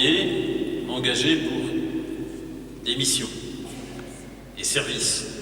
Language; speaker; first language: French; native; French